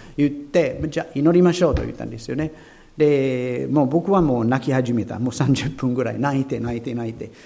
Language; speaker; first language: Japanese; non-native, fluent; English